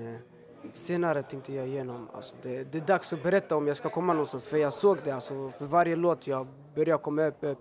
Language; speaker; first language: Swedish; early bilingual, other home language; Albanian